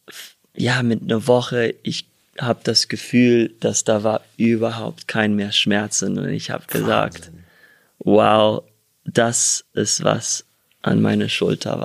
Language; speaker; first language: German; early bilingual, heritage; German